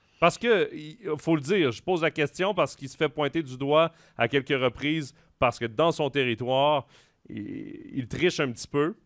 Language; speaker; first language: French; native; French